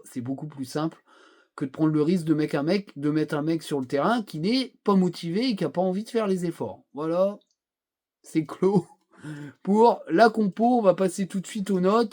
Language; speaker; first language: French; native; French